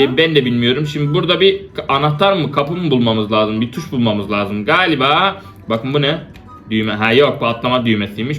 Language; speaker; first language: Turkish; native; Turkish